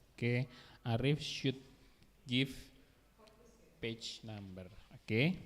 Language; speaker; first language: English; non-native, learner; Indonesian